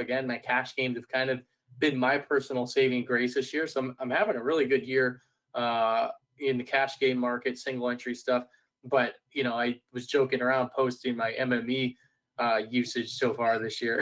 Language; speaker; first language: English; native; English